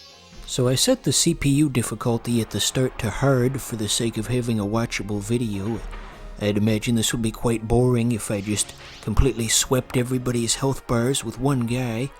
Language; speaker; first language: English; native; English